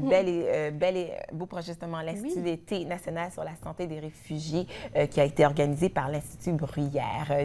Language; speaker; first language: French; native; French